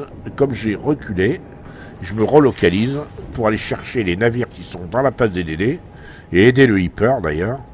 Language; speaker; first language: French; native; French